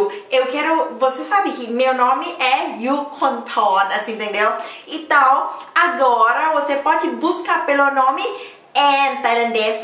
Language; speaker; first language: Portuguese; non-native, learner; Thai